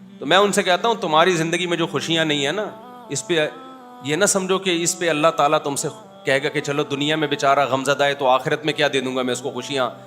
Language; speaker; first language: Urdu; native; Urdu